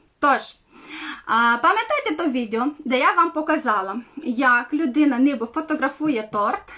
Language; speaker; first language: Ukrainian; non-native, local second language; Romanian